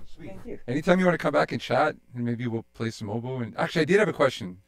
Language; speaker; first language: English; native; English